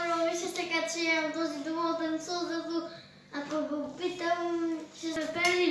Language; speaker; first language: Bulgarian; early bilingual, heritage; Bulgarian